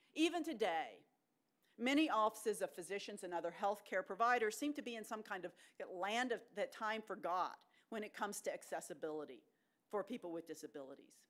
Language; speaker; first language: English; native; English